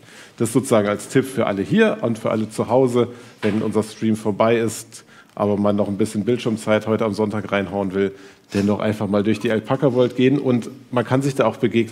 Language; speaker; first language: German; native; German